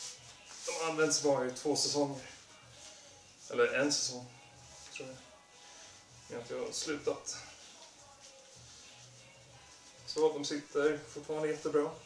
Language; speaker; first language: Swedish; non-native, local second language; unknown